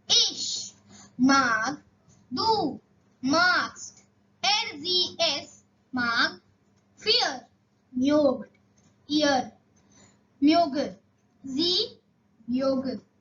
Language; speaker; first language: German; non-native, learner; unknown